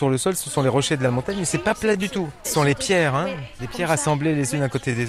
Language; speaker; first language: French; native; French